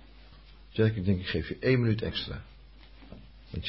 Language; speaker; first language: Dutch; native; Dutch